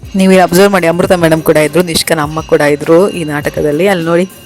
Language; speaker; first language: Kannada; non-native, local second language; Tulu